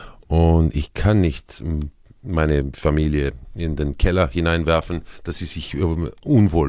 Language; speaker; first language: German; non-native, fluent; Croatian